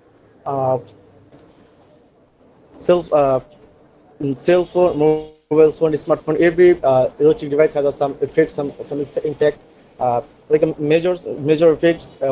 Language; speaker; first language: English; non-native, learner; Bangla